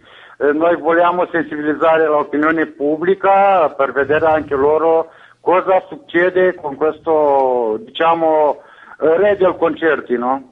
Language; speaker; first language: Italian; non-native, fluent; Romanian